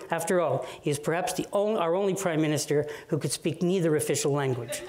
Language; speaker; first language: English; native; English